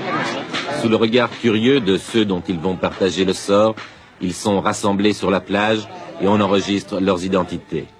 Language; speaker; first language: French; native; French